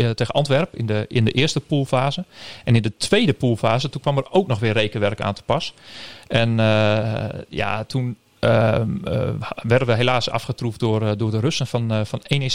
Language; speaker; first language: Dutch; native; Dutch